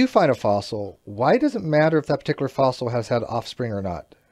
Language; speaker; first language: English; native; English